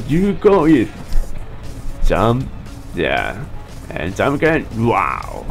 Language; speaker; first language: English; non-native, learner; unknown